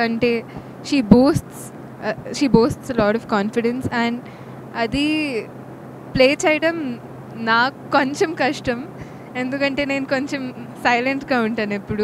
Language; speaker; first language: Telugu; non-native, local second language; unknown